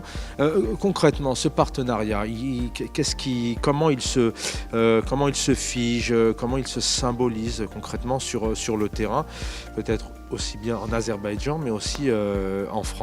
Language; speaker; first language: French; native; French